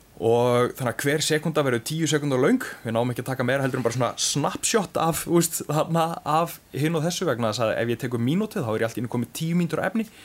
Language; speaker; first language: Icelandic; native; Icelandic